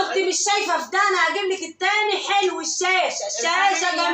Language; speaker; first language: Arabic; native; Arabic